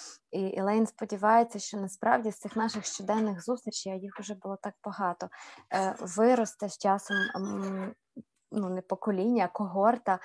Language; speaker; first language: Ukrainian; native; Ukrainian